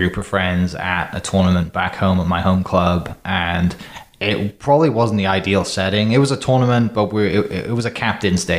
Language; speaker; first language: English; native; English